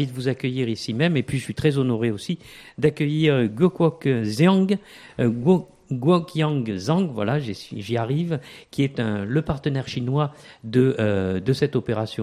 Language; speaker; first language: French; native; French